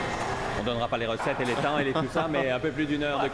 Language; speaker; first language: French; native; French